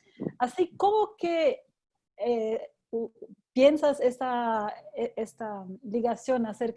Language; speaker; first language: Spanish; non-native, fluent; Portuguese